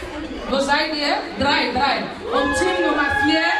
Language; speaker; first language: German; non-native, fluent; Igbo